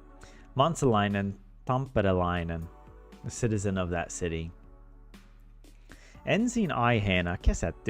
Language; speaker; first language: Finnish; non-native, learner; English